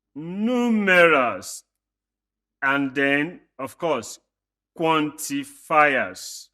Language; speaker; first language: English; non-native, local second language; Yoruba